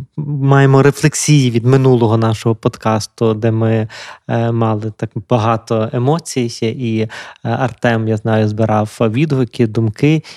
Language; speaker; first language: Ukrainian; native; Ukrainian